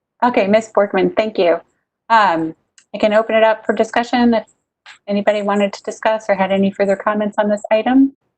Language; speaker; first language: English; native; English